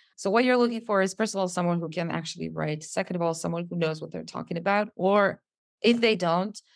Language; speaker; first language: English; non-native, fluent; Serbian